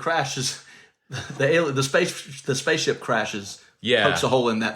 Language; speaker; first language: English; native; English